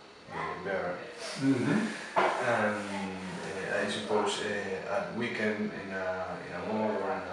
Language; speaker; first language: English; non-native, learner; Spanish